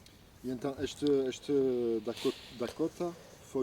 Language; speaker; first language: Portuguese; non-native, fluent; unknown